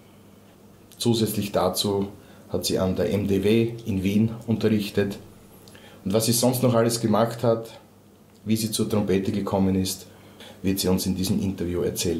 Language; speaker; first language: German; native; German